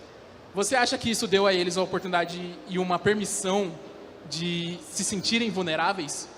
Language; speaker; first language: Portuguese; native; Portuguese